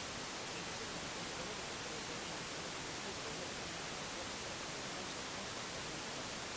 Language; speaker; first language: Russian; native; Russian